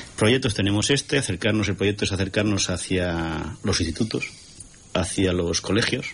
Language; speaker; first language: Spanish; non-native, local second language; Catalan